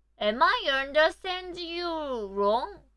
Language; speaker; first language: English; non-native, learner; Korean